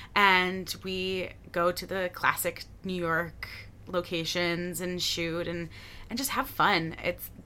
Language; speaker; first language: English; native; English